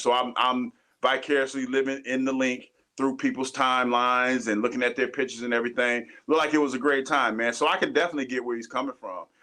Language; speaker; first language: English; native; English